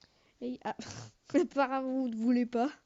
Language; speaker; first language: French; native; French